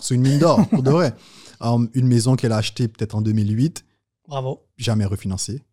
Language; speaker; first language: French; non-native, local second language; Haitian Creole